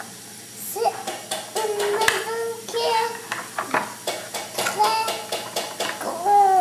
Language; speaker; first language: French; early bilingual, heritage; French